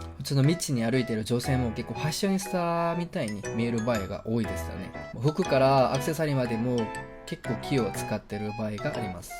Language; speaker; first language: Japanese; non-native, fluent; Korean